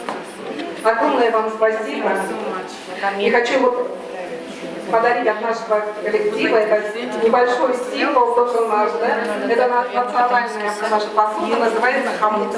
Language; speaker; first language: Russian; native; Russian